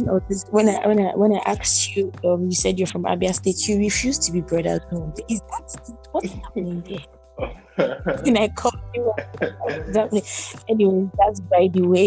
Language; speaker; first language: English; non-native, local second language; Igbo